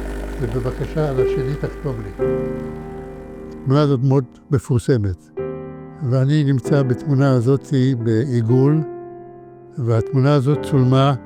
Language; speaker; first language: Hebrew; non-native, fluent; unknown